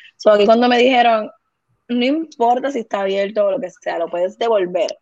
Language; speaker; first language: Spanish; native; Spanish